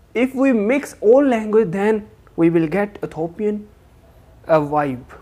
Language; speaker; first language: English; non-native, local second language; Hindi